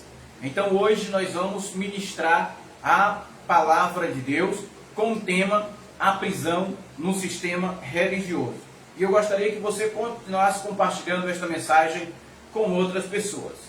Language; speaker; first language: Portuguese; native; Portuguese